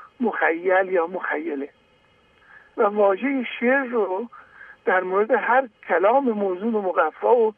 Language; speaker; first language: Persian; native; Persian